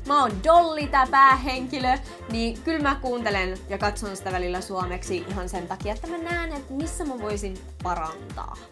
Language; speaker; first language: Finnish; native; Finnish